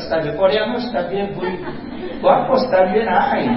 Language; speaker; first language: Spanish; non-native, fluent; Korean